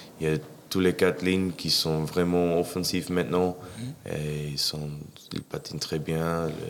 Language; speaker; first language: French; non-native, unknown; English